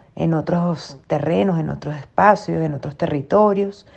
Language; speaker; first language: Spanish; native; Spanish